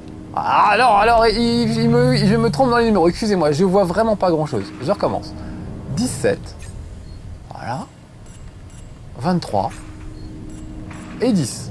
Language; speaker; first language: French; native; French